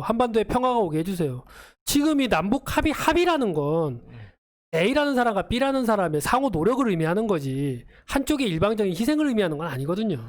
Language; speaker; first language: Korean; native; Korean